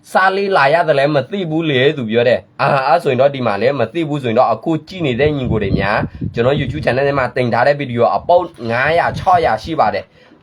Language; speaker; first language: Burmese; non-native, local second language; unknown